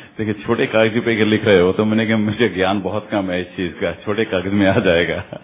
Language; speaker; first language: Hindi; non-native, local second language; Punjabi